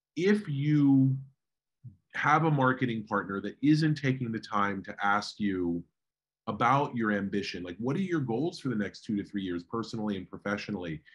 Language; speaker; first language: English; early bilingual, other home language; Spanish